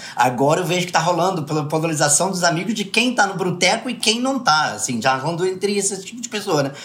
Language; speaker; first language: Portuguese; early bilingual, other home language; English